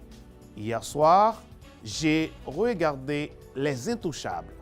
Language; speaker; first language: French; non-native, fluent; Spanish